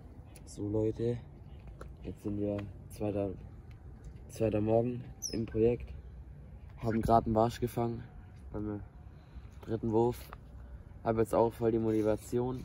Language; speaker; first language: German; native; German